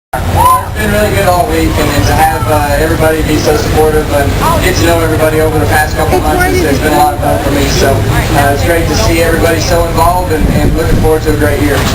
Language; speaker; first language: English; native; English